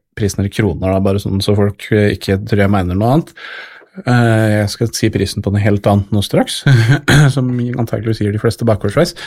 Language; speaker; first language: Norwegian; native; Norwegian